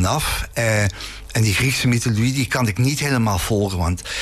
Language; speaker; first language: Dutch; native; Dutch